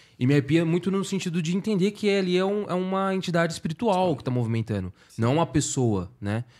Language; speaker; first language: Portuguese; native; Portuguese